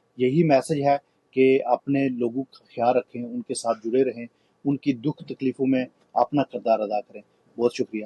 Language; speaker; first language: Urdu; non-native, local second language; Pahari-Potwari